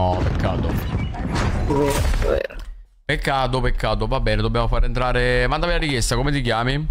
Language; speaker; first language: Italian; native; Italian